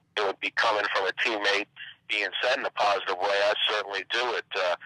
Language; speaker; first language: English; native; English